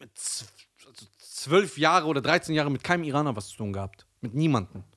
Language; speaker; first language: German; early bilingual, heritage; Persian